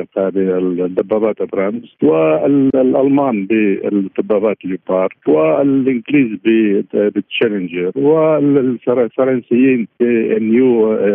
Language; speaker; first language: Arabic; native; Arabic